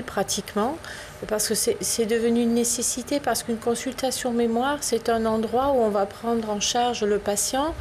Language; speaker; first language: French; native; French